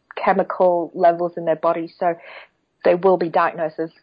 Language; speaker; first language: English; non-native, local second language; Cantonese